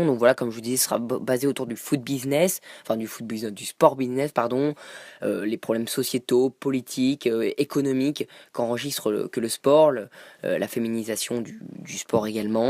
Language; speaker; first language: French; native; French